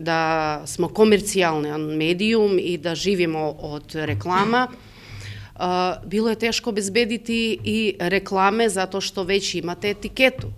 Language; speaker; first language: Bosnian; early bilingual, heritage; Serbian